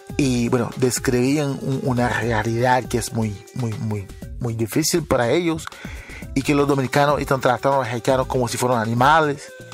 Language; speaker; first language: Spanish; non-native, fluent; Haitian Creole